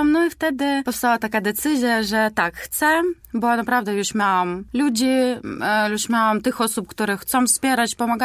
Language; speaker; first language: Polish; non-native, learner; Ukrainian